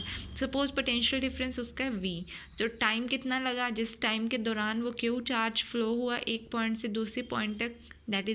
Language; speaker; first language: Hindi; native; Hindi